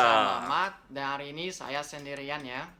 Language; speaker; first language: Indonesian; non-native, fluent; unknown